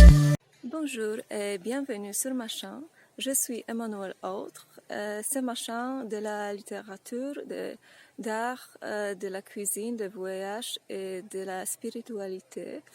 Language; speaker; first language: French; non-native, fluent; Polish